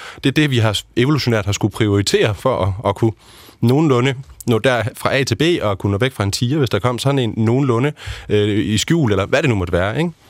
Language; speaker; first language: Danish; native; Danish